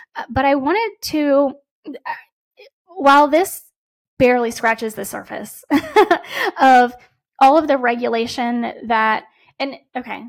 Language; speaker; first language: English; native; English